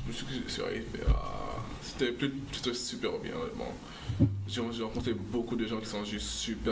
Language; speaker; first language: French; non-native, local second language; English